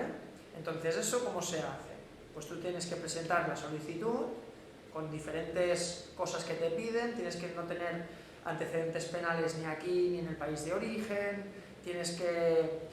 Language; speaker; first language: Spanish; native; Spanish